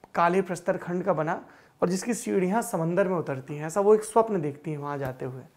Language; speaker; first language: Hindi; native; Hindi